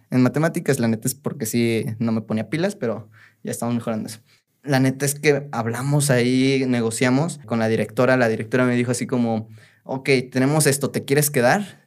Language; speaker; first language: Spanish; native; Spanish